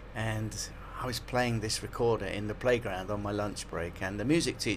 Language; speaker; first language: English; native; English